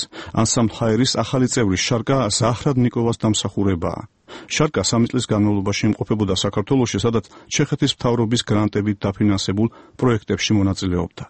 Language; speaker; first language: Georgian; native; Georgian